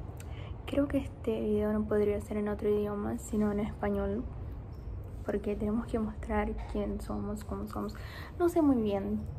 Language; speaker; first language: Spanish; early bilingual, heritage; Portuguese